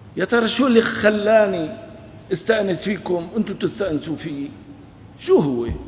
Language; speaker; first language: Arabic; non-native, local second language; Kurdish